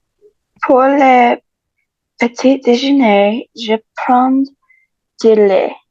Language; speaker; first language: French; non-native, learner; English